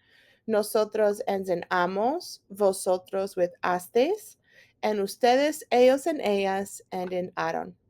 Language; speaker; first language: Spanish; non-native, fluent; English